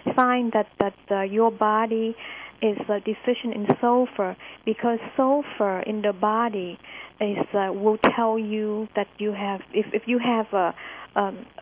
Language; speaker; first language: English; early bilingual, other home language; Vietnamese